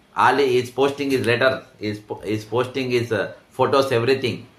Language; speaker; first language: English; non-native, local second language; Telugu